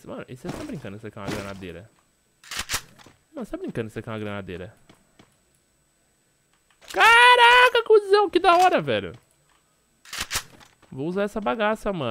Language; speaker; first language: Portuguese; native; Portuguese